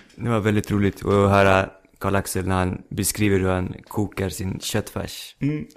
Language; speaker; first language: Swedish; native; Swedish